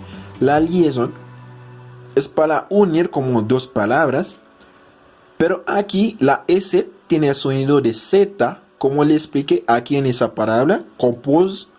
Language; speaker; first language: Spanish; non-native, fluent; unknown